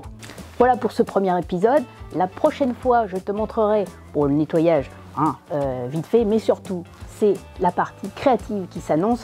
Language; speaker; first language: French; native; French